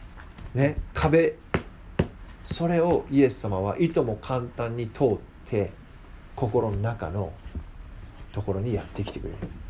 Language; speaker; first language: Japanese; native; Japanese